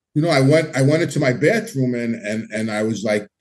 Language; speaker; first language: English; native; English